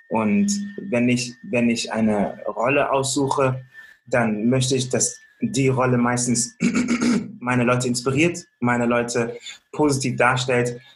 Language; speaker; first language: German; native; German